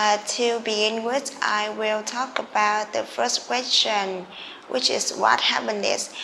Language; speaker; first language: English; non-native, learner; Vietnamese